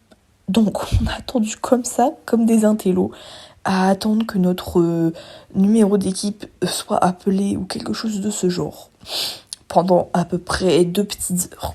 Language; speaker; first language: French; native; French